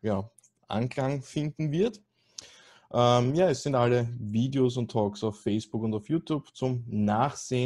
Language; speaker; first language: German; native; German